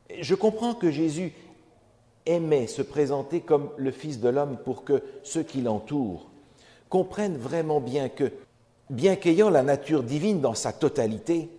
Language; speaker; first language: French; native; French